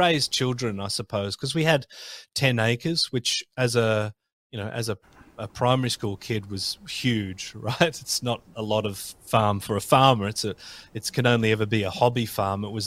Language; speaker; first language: English; native; English